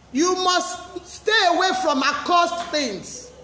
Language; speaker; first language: English; non-native, local second language; Yoruba